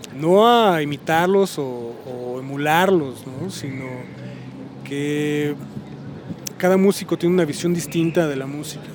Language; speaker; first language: Spanish; native; Spanish